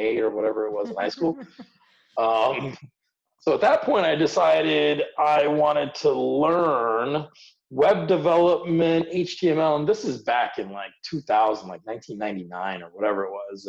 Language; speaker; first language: English; early bilingual, other home language; Hindi